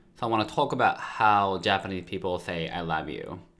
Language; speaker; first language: English; non-native, fluent; Japanese